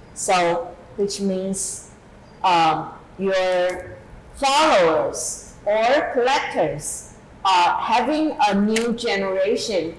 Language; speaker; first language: English; non-native, fluent; Chinese